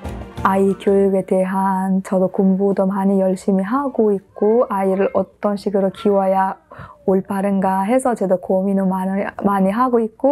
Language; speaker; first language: Korean; non-native, fluent; Uzbek